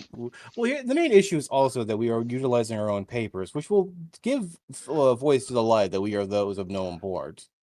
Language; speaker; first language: English; native; English